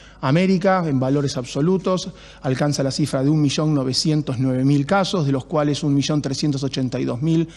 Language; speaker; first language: Spanish; native; Spanish